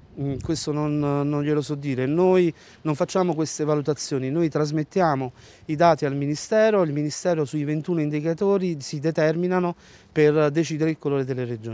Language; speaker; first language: Italian; native; Italian